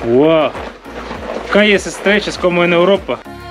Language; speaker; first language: Spanish; non-native, fluent; Russian